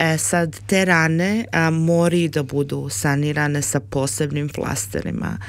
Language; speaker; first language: Serbian; early bilingual, heritage; Serbian